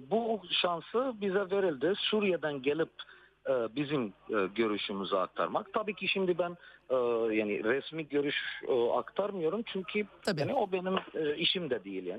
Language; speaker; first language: Turkish; non-native, fluent; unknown